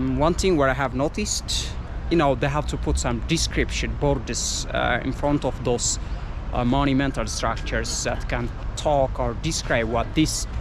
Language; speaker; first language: English; non-native, local second language; Amharic